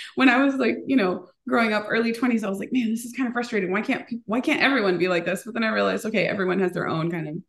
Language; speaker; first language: English; early bilingual, other home language; Spanish